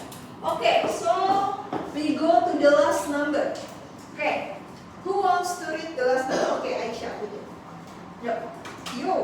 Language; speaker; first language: English; non-native, fluent; Indonesian